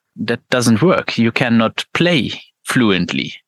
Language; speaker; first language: English; non-native, fluent; Luxembourgish